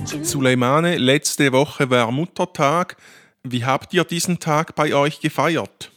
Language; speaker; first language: German; native; German